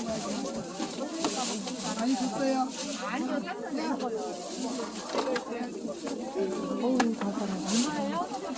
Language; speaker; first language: Korean; native; Korean